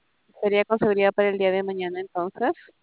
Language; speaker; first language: Spanish; native; Spanish